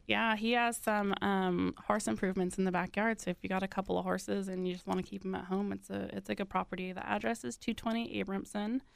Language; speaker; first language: English; native; English